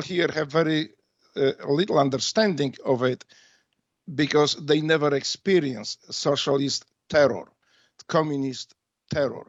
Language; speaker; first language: English; non-native, fluent; Polish